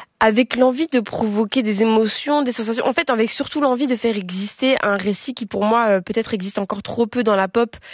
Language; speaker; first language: French; native; French